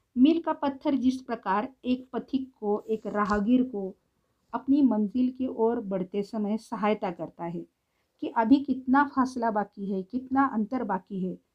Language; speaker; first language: Hindi; non-native, local second language; Marathi